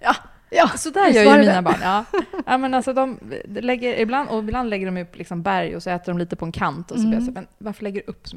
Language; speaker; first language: Swedish; native; Swedish